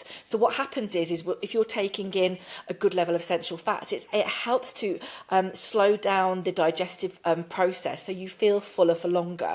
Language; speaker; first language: English; native; English